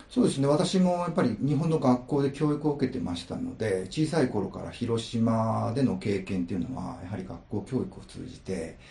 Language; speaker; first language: Japanese; native; Japanese